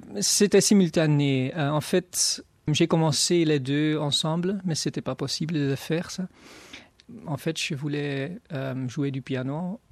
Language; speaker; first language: French; non-native, local second language; Dutch